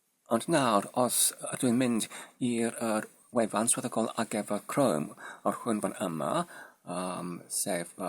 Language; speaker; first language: Welsh; non-native, learner; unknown